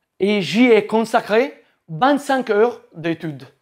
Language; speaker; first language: French; non-native, learner; Italian